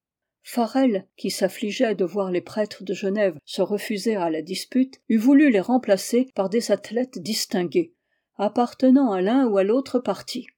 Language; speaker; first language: French; native; French